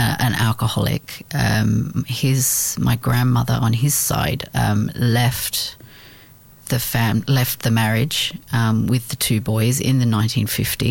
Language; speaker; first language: English; native; English